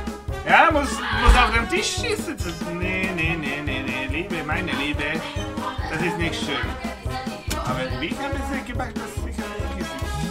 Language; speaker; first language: German; non-native, learner; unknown